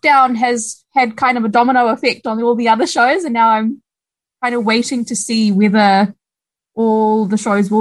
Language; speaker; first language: English; native; English